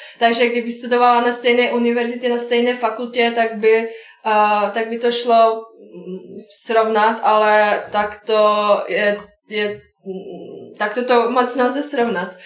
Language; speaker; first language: Czech; non-native, fluent; Bosnian